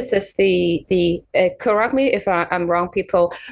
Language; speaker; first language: English; non-native, local second language; Cantonese